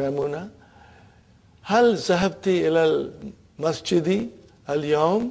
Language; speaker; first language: Arabic; non-native, fluent; Urdu